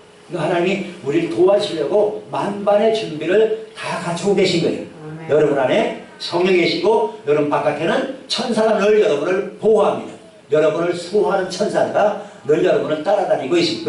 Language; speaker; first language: Korean; native; Korean